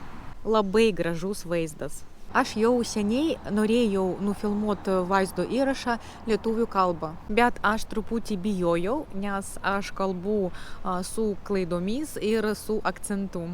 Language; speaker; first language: Lithuanian; non-native, learner; Russian